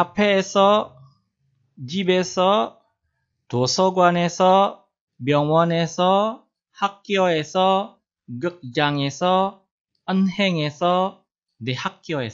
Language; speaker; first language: Korean; non-native, fluent; Indonesian